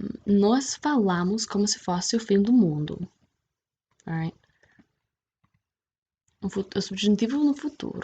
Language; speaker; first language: Portuguese; non-native, fluent; English